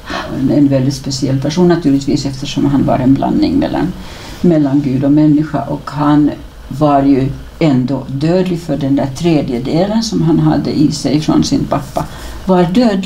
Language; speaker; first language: Swedish; native; Swedish